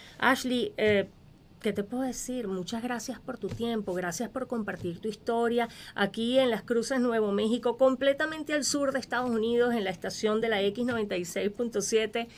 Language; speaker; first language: Spanish; native; Spanish